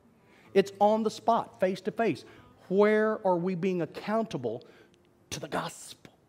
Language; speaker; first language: English; native; English